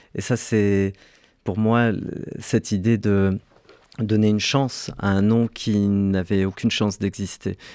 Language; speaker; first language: French; early bilingual, other home language; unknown